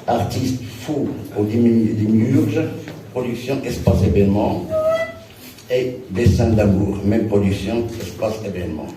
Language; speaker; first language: French; non-native, local second language; Arabic